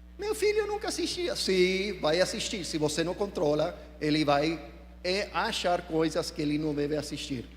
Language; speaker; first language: Portuguese; non-native, fluent; English